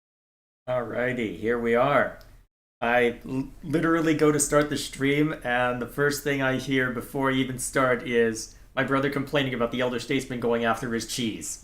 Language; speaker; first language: English; native; English